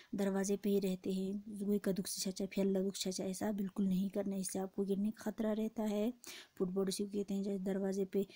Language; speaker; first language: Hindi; non-native, local second language; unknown